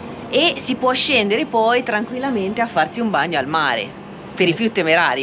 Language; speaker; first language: Italian; native; Italian